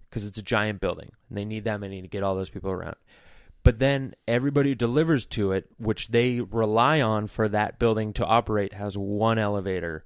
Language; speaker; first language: English; native; English